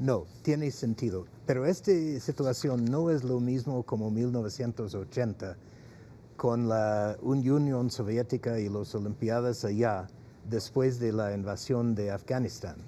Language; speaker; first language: Spanish; non-native, fluent; English